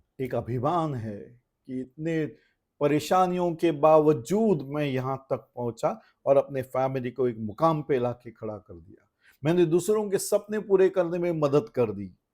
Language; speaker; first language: Hindi; non-native, local second language; Marathi